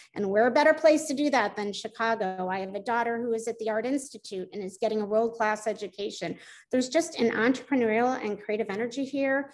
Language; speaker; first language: English; native; English